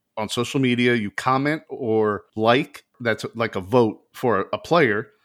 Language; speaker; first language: English; native; English